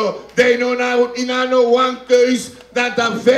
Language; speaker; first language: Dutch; non-native, local second language; Sranan Tongo